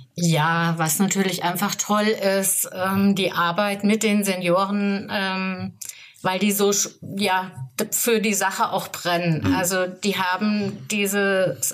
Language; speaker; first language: German; native; German